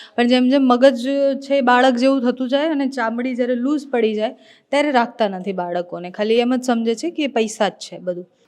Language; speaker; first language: Gujarati; native; Gujarati